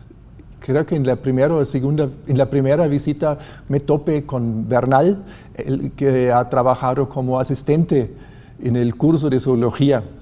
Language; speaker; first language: Spanish; non-native, fluent; German